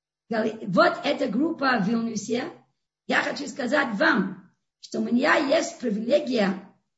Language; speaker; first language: Russian; non-native, fluent; English